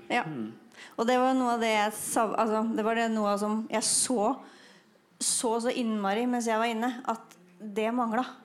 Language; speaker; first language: Norwegian; native; Norwegian